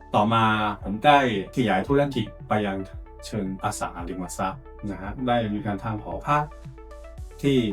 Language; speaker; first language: Thai; non-native, fluent; Chinese